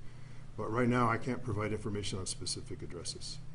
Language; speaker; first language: English; native; English